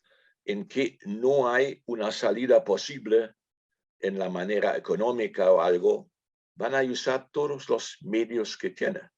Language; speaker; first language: Spanish; non-native, fluent; German